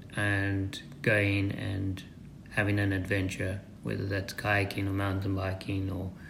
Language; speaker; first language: English; native; English